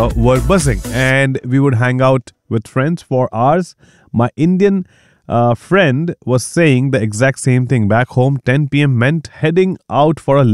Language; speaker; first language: Hindi; native; Hindi